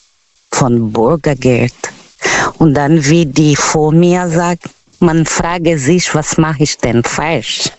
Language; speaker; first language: German; non-native, learner; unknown